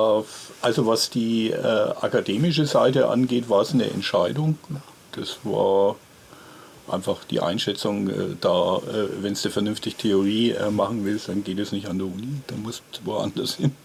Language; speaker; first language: German; native; German